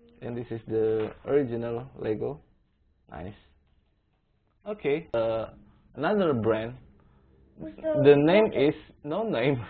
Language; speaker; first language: English; non-native, learner; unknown